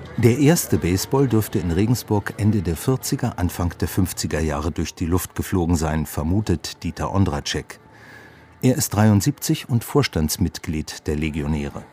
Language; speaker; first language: German; native; German